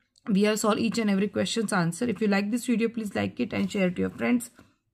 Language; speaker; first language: English; non-native, local second language; Marathi